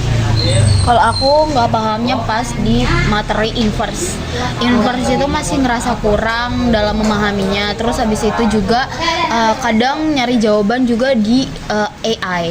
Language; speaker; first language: Indonesian; native; Indonesian